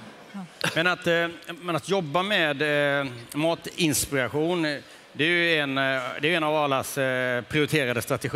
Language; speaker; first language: Swedish; native; Swedish